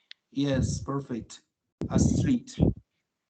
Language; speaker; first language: English; non-native, fluent; Spanish